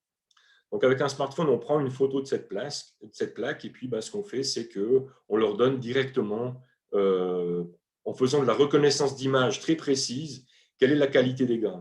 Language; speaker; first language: French; native; French